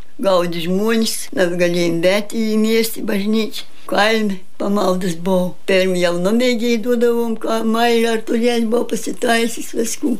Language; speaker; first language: Lithuanian; native; Lithuanian